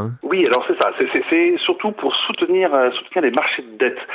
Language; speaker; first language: French; native; French